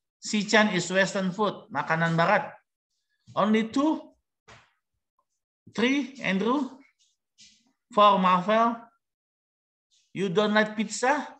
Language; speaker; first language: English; non-native, learner; Indonesian